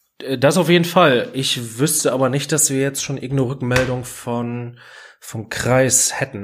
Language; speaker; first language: German; native; German